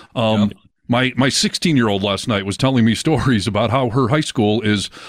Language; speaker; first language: English; native; English